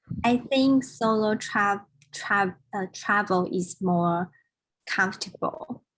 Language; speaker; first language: English; non-native, learner; Chinese